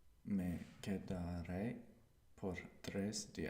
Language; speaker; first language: Spanish; non-native, learner; English